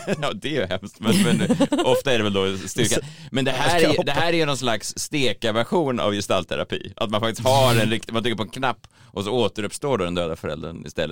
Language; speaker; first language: Swedish; native; Swedish